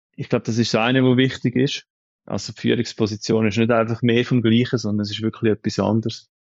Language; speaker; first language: German; native; German